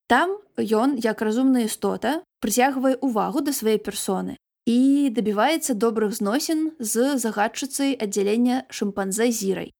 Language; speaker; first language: Belarusian; non-native, local second language; Russian